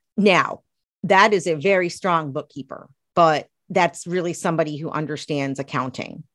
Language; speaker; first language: English; native; English